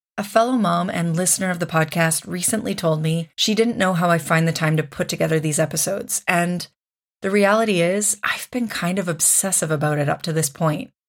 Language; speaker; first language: English; native; English